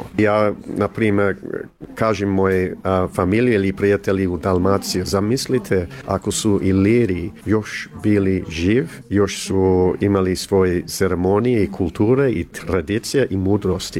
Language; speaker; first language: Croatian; early bilingual, heritage; English